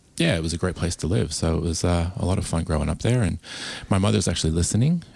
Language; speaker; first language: English; native; English